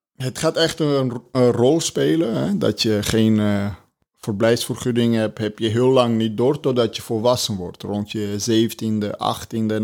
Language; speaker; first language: Dutch; early bilingual, other home language; Armenian